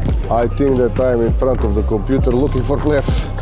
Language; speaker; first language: English; non-native, fluent; Macedonian